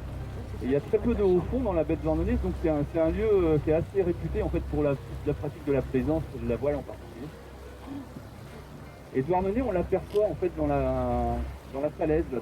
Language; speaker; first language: French; native; French